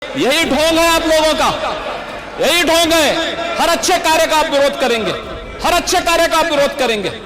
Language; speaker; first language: Hindi; native; Hindi